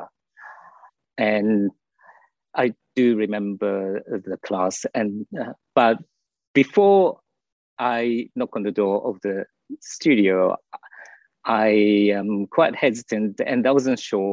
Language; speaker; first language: English; non-native, fluent; Japanese